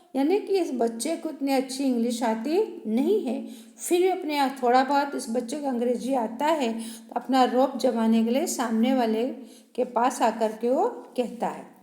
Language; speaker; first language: Hindi; native; Hindi